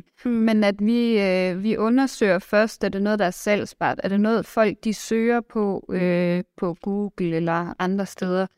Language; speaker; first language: Danish; native; Danish